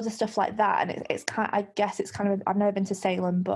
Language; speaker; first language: English; native; English